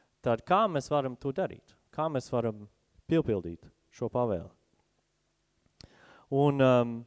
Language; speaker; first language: Latvian; non-native, fluent; English